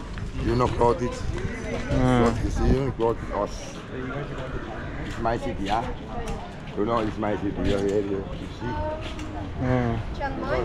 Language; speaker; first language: English; non-native, learner; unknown